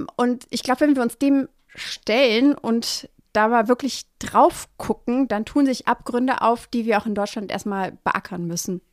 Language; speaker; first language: German; native; German